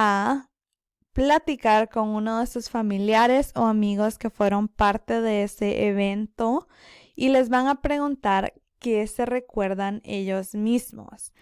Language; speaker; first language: Spanish; early bilingual, other home language; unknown